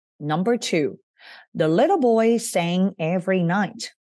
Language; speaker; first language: English; non-native, fluent; Chinese